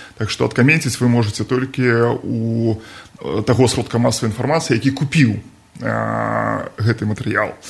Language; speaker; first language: Belarusian; non-native, local second language; Russian